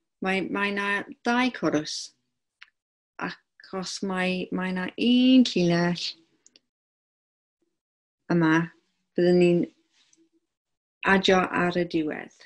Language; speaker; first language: Welsh; non-native, local second language; English